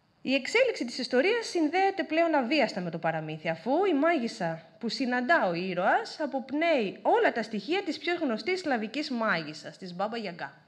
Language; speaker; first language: Greek; native; Greek